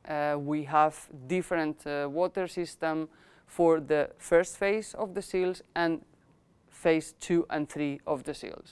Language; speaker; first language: English; non-native, fluent; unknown